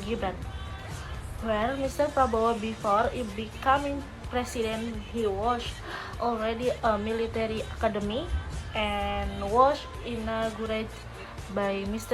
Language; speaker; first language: English; non-native, learner; Indonesian